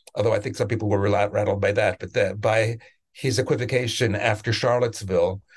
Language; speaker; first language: English; native; English